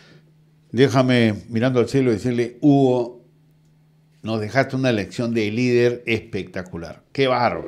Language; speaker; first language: Spanish; native; Spanish